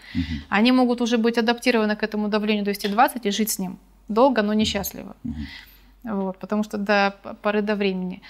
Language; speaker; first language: Russian; native; Russian